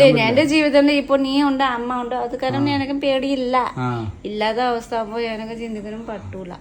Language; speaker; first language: Malayalam; non-native, learner; Nepali